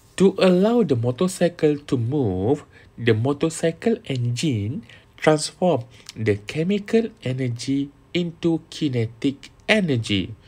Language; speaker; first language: English; non-native, local second language; Malay